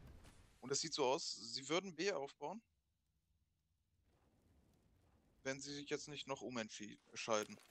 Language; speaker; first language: German; native; German